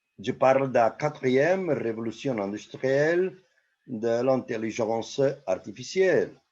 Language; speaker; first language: French; non-native, fluent; Portuguese